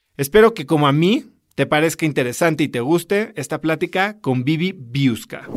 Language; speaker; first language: Spanish; native; Spanish